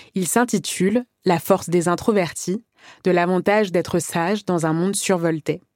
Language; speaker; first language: French; native; French